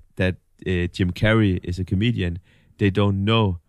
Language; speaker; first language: English; non-native, fluent; Danish